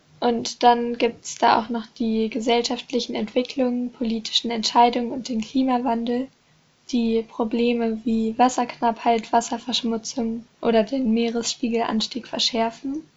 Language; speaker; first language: German; native; German